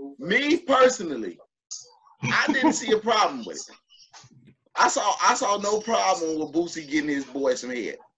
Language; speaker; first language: English; native; English